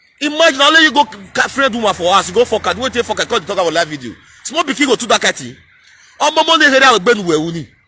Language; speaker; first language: Nigerian Pidgin; non-native, local second language; Bini